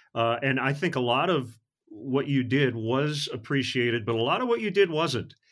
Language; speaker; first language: English; native; English